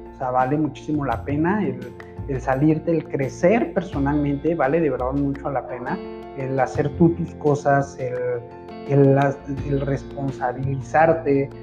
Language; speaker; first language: Spanish; native; Spanish